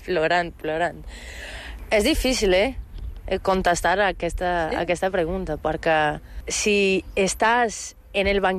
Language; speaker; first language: Catalan; non-native, fluent; Portuguese